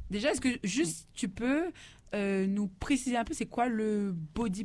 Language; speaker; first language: French; native; French